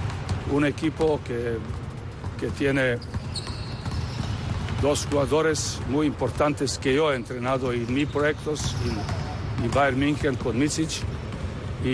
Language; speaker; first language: Spanish; non-native, learner; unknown